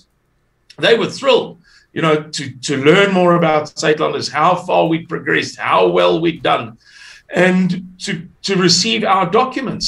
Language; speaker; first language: English; native; English